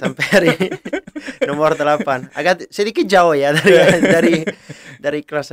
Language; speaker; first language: Indonesian; non-native, fluent; Italian